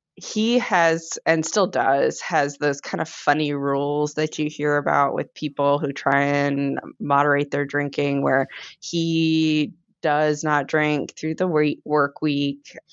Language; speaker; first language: English; native; English